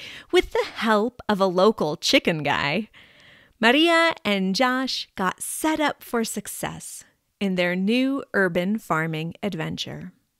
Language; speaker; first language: English; native; English